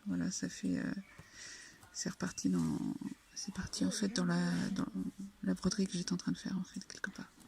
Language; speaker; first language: French; native; French